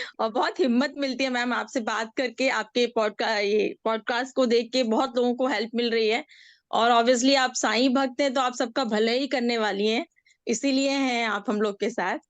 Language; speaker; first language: Hindi; native; Hindi